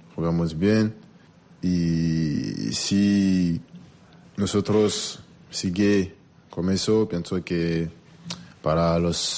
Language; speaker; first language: Spanish; non-native, learner; French